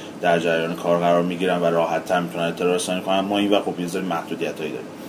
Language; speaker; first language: Persian; native; Persian